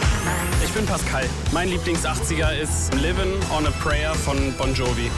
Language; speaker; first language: German; native; German